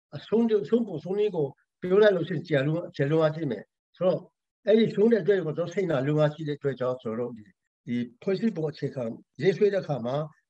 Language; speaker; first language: Burmese; non-native, local second language; Hakha Chin